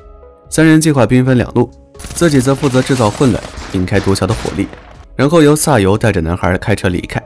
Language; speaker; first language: Chinese; native; Chinese